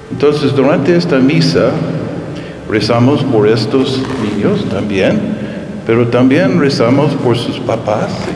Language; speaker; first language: Spanish; non-native, fluent; English